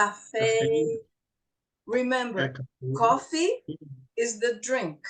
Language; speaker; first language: English; non-native, fluent; Portuguese